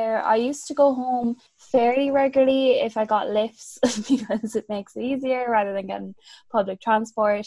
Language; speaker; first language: English; native; English